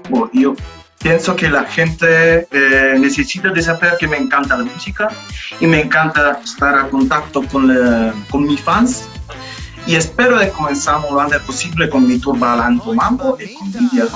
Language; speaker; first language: Spanish; non-native, learner; Italian